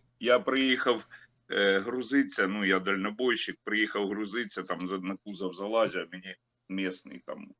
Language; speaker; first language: Ukrainian; non-native, local second language; Russian